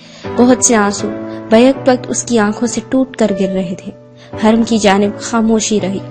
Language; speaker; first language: Urdu; native; Urdu